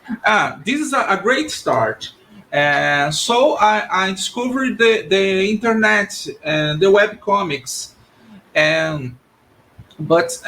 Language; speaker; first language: English; non-native, learner; Portuguese